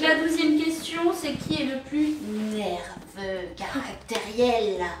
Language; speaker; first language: French; native; French